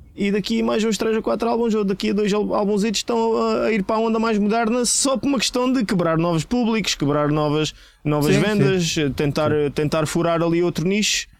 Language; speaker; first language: Portuguese; native; Portuguese